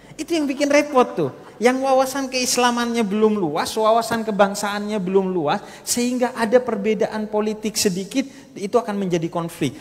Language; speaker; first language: Indonesian; native; Indonesian